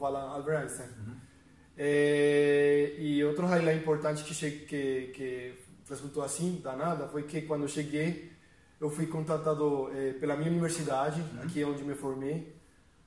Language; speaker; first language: Portuguese; non-native, fluent; Spanish